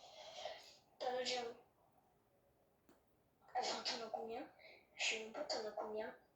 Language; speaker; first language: French; native; French